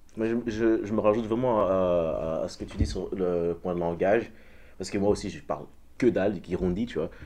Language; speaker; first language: French; early bilingual, other home language; Dutch